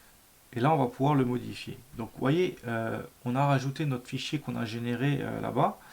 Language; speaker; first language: French; native; French